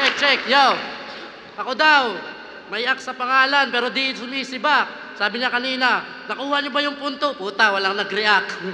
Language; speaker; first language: Filipino; non-native, local second language; Waray